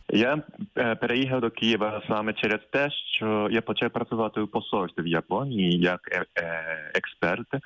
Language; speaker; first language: Ukrainian; non-native, fluent; Japanese